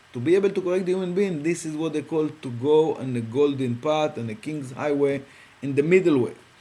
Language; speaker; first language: English; non-native, fluent; Hebrew